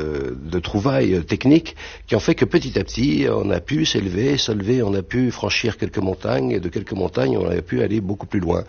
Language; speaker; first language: French; native; French